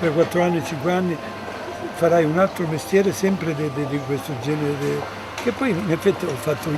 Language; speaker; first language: Italian; native; Italian